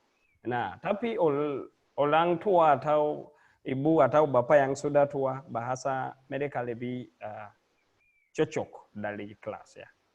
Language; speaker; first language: Indonesian; non-native, learner; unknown